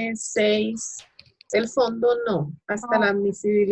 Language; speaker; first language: Spanish; native; Spanish